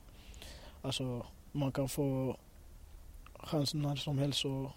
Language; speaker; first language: Swedish; early bilingual, other home language; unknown